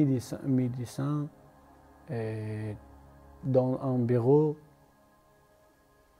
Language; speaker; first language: French; non-native, learner; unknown